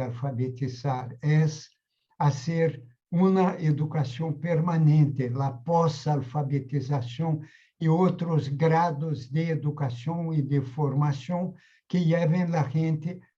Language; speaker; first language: Spanish; non-native, fluent; Portuguese